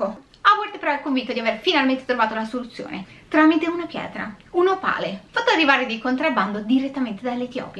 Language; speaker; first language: Italian; native; Italian